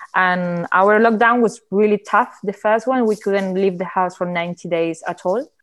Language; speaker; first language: English; non-native, fluent; Spanish